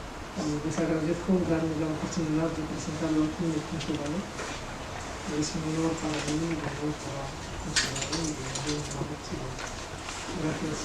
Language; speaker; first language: Spanish; non-native, fluent; Arabic